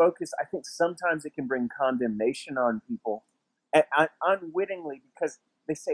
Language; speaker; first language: English; native; English